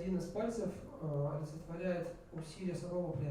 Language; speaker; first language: Russian; native; Russian